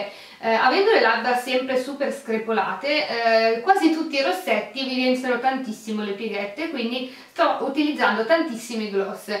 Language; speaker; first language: Italian; native; Italian